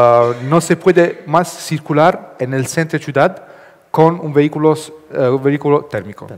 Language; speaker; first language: Spanish; non-native, learner; Italian